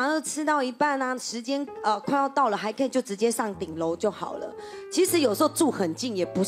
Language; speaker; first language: Chinese; native; Chinese